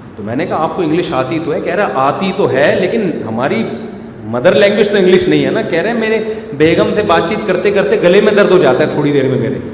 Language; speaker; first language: Urdu; native; Urdu